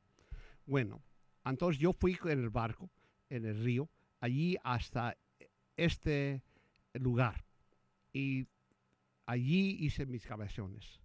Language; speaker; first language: Spanish; early bilingual, heritage; Spanish